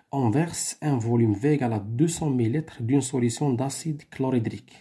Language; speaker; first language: French; non-native, local second language; Arabic